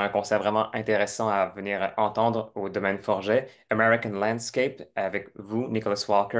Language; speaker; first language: French; native; French